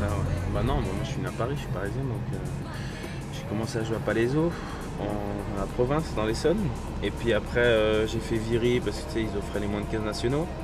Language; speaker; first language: French; native; French